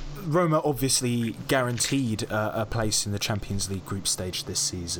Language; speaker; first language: English; native; English